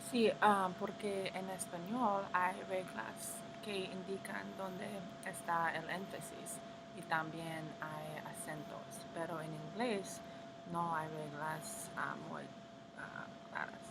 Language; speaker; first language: Spanish; non-native, learner; English